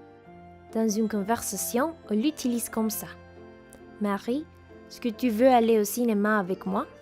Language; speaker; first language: French; non-native, fluent; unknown